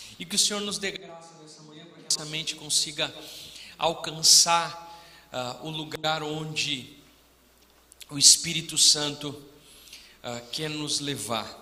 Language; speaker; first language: Portuguese; native; Portuguese